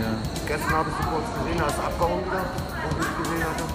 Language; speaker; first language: German; native; German